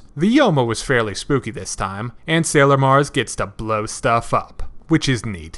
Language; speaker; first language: English; native; English